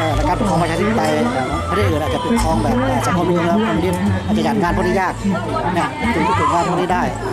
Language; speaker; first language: Thai; non-native, local second language; Iu Mien